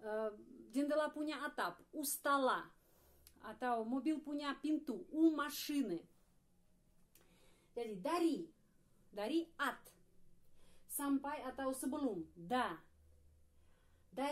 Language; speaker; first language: Indonesian; non-native, fluent; Russian